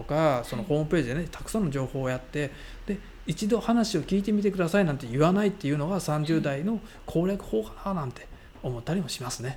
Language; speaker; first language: Japanese; native; Japanese